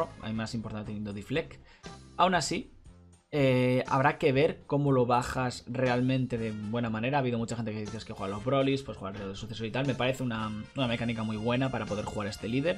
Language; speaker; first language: Spanish; native; Spanish